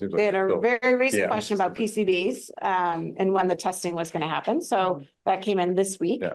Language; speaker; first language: English; native; English